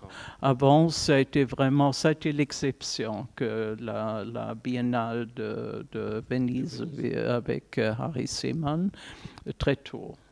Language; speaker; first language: French; non-native, fluent; German